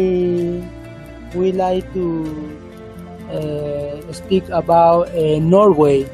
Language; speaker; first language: English; non-native, learner; Spanish